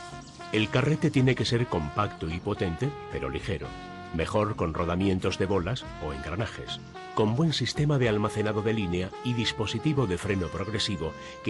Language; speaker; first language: Spanish; native; Spanish